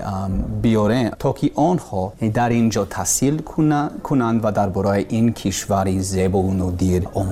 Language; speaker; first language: Persian; non-native, learner; English